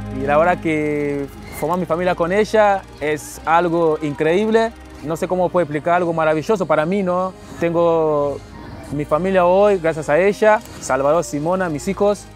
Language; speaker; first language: Spanish; non-native, fluent; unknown